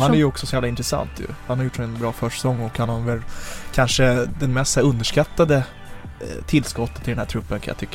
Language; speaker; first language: Swedish; native; Swedish